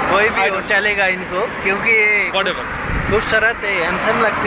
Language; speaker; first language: Hindi; non-native, fluent; Nepali